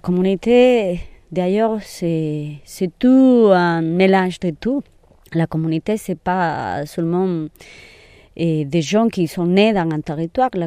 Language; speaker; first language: French; non-native, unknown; Spanish